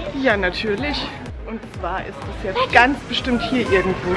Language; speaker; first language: German; native; German